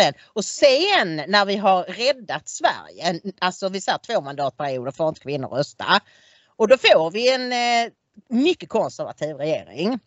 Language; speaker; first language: Swedish; native; Swedish